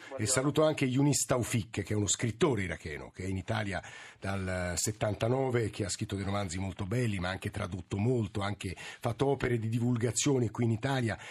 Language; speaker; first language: Italian; native; Italian